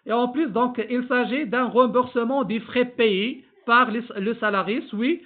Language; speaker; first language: French; non-native, local second language; Arabic